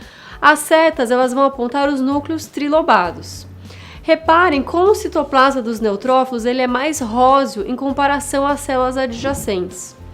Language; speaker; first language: Portuguese; native; Portuguese